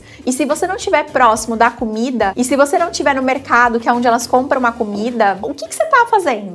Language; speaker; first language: Portuguese; native; Portuguese